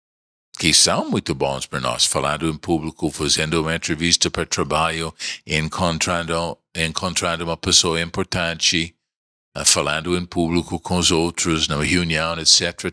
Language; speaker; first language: Portuguese; non-native, fluent; English